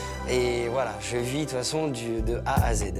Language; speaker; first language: French; native; French